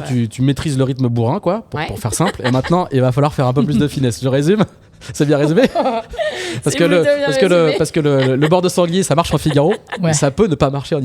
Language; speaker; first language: French; native; French